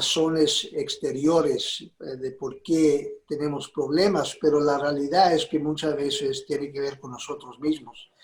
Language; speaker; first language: Spanish; early bilingual, heritage; Spanish